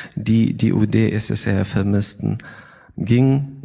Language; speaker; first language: German; non-native, fluent; Ukrainian